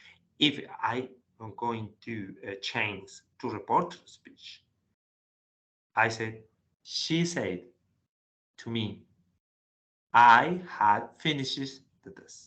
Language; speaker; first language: English; non-native, learner; Spanish